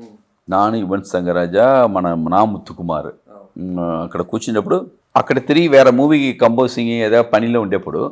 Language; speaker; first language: Telugu; non-native, learner; Tamil